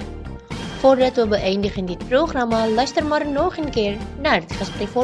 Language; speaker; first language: Dutch; non-native, learner; Indonesian